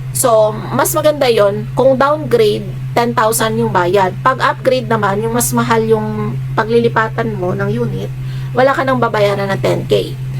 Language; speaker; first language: Filipino; native; Filipino